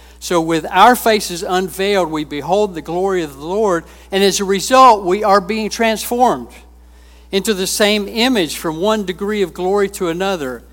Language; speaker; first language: English; native; English